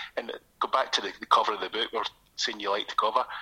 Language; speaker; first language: English; native; English